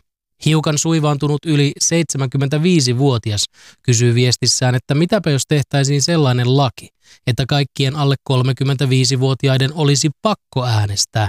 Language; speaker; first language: Finnish; native; Finnish